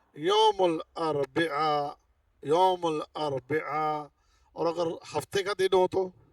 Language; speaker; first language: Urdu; non-native, local second language; Punjabi